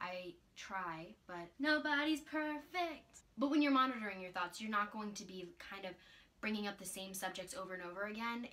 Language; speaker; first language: English; native; English